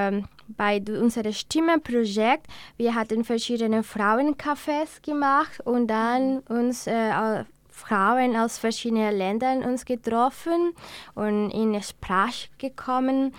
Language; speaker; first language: German; non-native, learner; Spanish